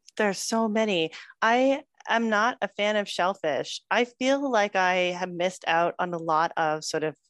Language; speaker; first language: English; native; English